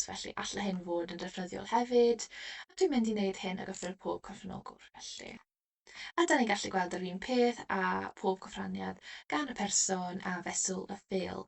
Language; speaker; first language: Welsh; non-native, local second language; English